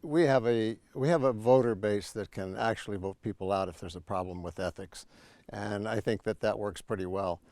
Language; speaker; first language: English; native; English